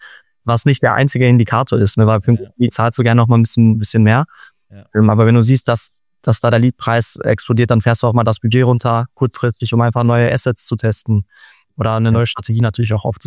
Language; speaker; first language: German; native; German